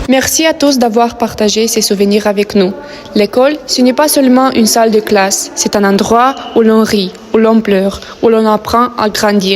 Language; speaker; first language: French; non-native, learner; Romanian